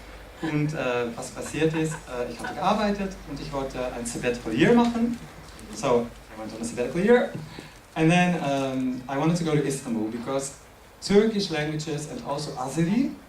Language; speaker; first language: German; non-native, fluent; French